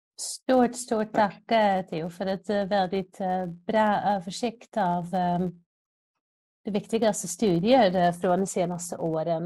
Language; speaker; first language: Swedish; non-native, fluent; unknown